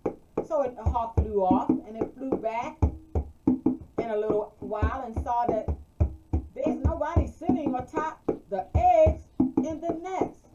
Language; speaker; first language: English; native; English